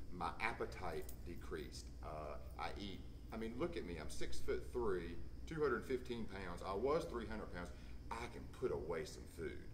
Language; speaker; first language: English; native; English